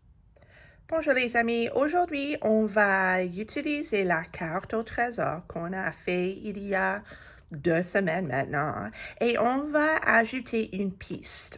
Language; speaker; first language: French; non-native, fluent; English